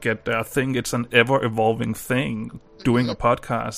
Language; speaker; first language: English; non-native, fluent; Danish